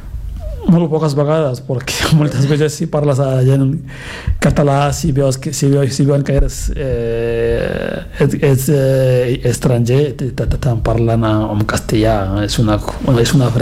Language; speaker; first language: Catalan; non-native, fluent; Fula